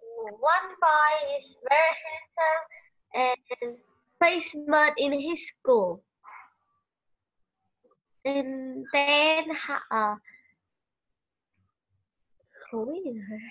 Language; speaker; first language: English; non-native, learner; Vietnamese